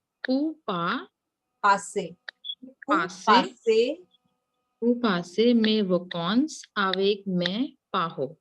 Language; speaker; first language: French; non-native, learner; Hindi